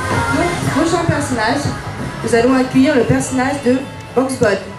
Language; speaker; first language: French; native; French